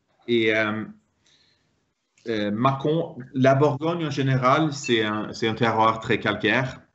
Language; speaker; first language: French; non-native, fluent; Swedish